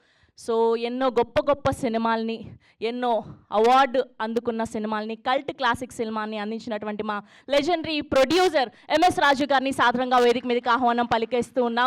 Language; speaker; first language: Telugu; native; Telugu